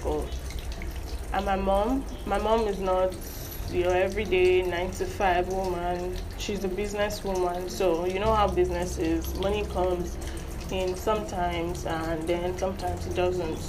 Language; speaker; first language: English; non-native, local second language; Yoruba